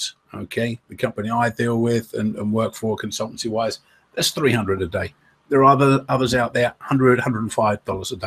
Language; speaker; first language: English; native; English